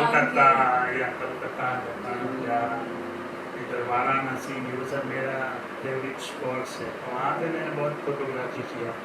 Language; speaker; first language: Hindi; non-native, local second language; Gujarati